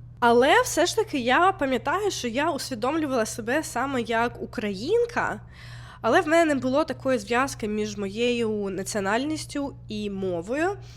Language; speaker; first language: Ukrainian; non-native, local second language; Russian